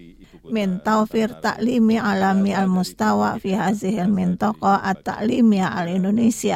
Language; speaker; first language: Arabic; non-native, fluent; Indonesian